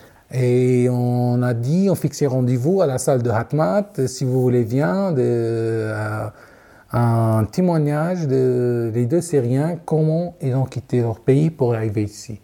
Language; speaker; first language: French; non-native, learner; Arabic